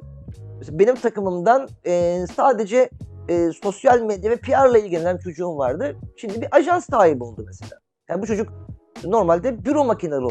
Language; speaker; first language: Turkish; native; Turkish